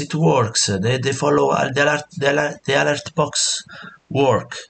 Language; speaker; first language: English; non-native, learner; Italian